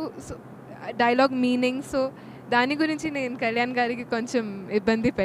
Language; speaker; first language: Telugu; non-native, fluent; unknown